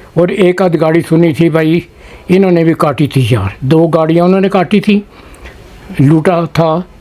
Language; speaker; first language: Urdu; non-native, local second language; Punjabi